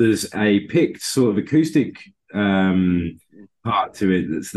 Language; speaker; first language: English; native; English